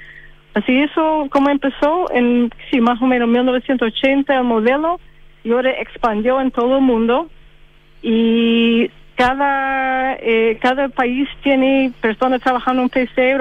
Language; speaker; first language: Spanish; non-native, fluent; English